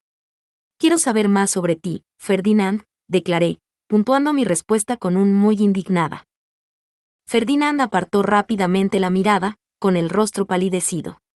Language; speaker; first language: Spanish; native; Spanish